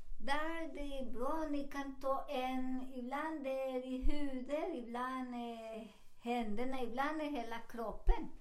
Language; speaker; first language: Swedish; non-native, fluent; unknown